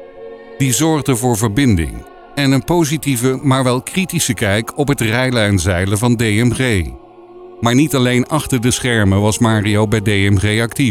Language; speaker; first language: Dutch; native; Dutch